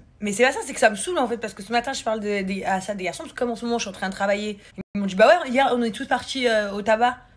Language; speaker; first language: French; native; French